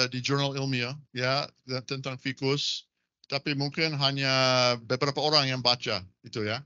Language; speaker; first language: Indonesian; non-native, fluent; English